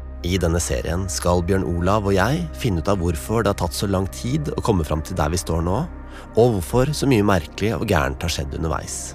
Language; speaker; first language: Norwegian; native; Norwegian